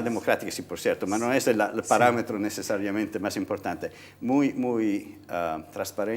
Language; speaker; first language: Spanish; non-native, fluent; Italian